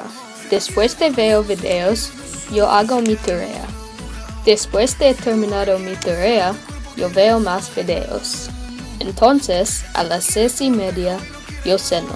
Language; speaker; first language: Spanish; non-native, learner; English